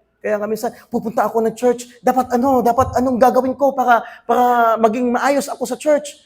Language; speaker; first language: Filipino; native; Filipino